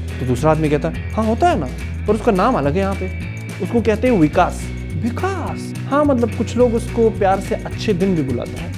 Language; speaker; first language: Hindi; non-native, local second language; Ladakhi